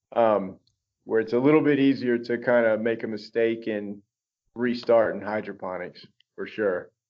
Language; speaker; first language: English; native; English